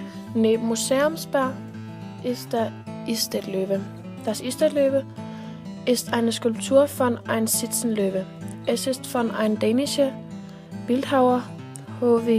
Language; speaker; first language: German; non-native, learner; Danish